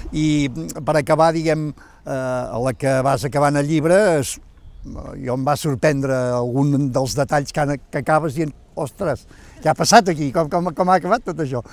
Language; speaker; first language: Catalan; native; Catalan